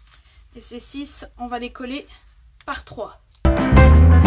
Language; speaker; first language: French; native; French